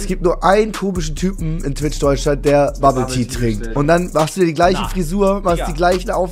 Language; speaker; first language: German; native; German